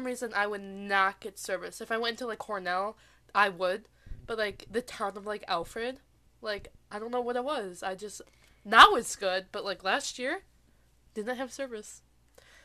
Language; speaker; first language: English; native; English